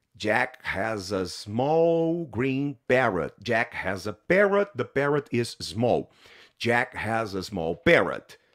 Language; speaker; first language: English; non-native, fluent; Portuguese